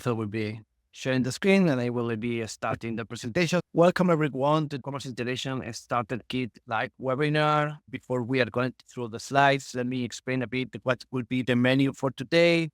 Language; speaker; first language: English; non-native, fluent; Spanish